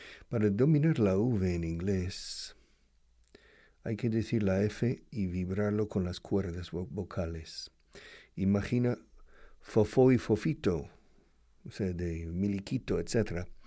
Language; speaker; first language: Spanish; non-native, fluent; English